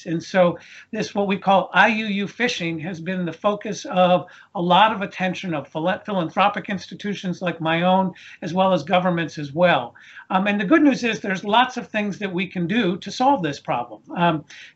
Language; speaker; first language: English; native; English